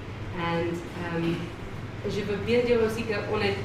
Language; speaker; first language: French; non-native, fluent; English